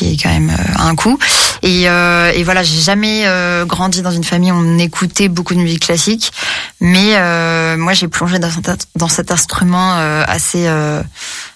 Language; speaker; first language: French; native; French